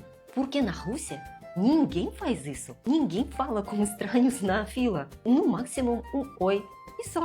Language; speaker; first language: Portuguese; non-native, fluent; Russian